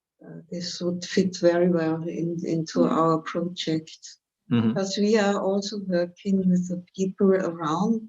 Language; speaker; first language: English; non-native, fluent; German